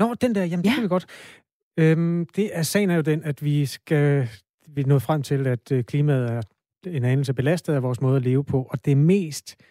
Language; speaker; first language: Danish; native; Danish